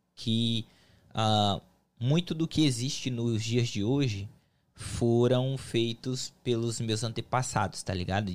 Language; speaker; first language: Portuguese; native; Portuguese